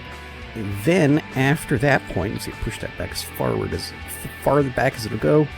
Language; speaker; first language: English; native; English